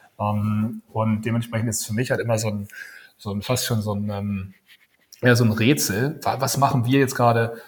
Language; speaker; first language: German; native; German